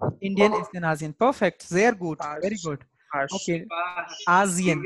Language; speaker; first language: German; non-native, fluent; Hindi